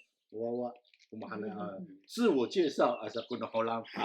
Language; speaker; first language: Chinese; non-native, local second language; Amis